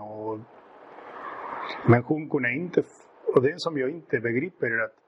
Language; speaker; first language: Swedish; non-native, fluent; Spanish